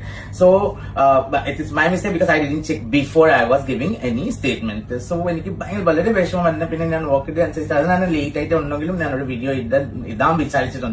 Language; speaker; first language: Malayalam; non-native, fluent; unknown